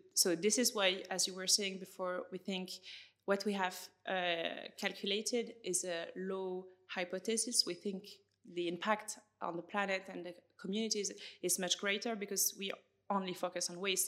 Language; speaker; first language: English; non-native, fluent; French